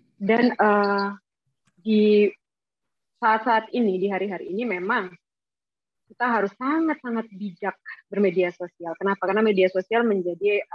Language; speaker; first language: Indonesian; native; Indonesian